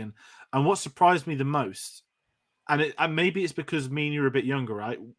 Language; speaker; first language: English; native; English